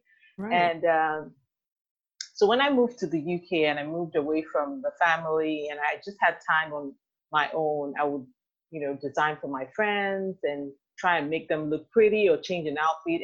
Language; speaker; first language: English; non-native, local second language; Igbo